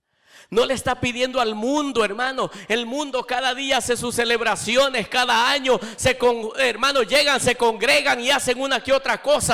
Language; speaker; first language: Spanish; native; Spanish